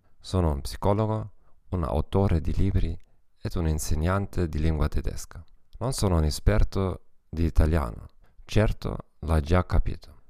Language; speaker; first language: Italian; non-native, learner; German